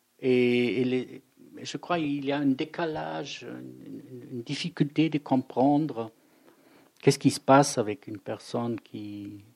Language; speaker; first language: French; non-native, fluent; German